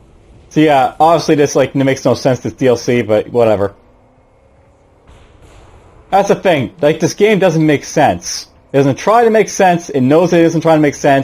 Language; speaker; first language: English; native; English